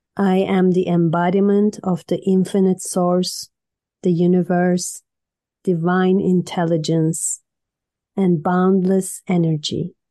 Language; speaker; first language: English; non-native, fluent; Turkish